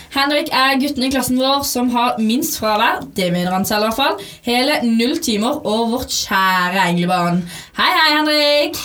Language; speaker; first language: Norwegian; native; Norwegian